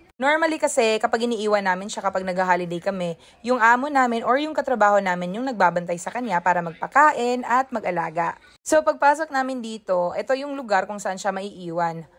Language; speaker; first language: Filipino; non-native, local second language; Cebuano